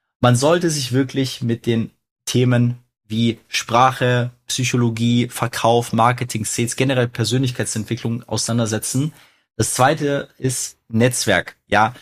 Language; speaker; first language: German; early bilingual, other home language; Russian